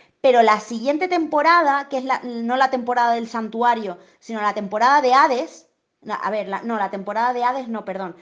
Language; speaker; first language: Spanish; native; Spanish